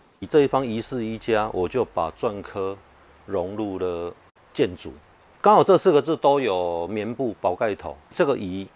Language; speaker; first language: Chinese; non-native, local second language; Min Nan Chinese